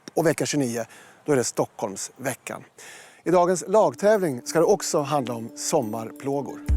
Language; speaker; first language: Swedish; native; Swedish